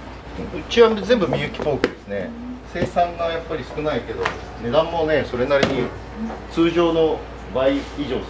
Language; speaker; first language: Japanese; native; Japanese